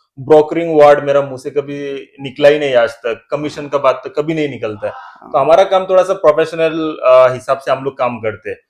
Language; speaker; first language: Hindi; non-native, local second language; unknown